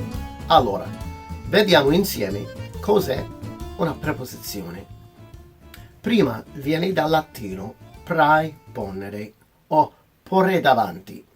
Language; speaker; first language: Italian; non-native, fluent; English